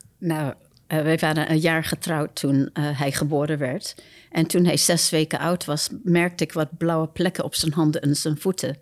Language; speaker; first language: Dutch; non-native, fluent; English